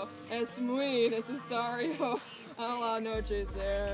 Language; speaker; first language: Spanish; non-native, learner; English